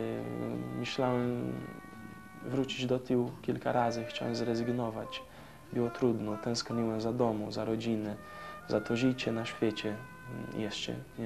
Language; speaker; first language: Polish; non-native, fluent; Portuguese